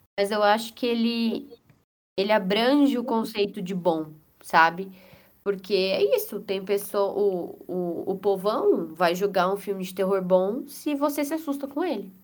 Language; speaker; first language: Portuguese; native; Portuguese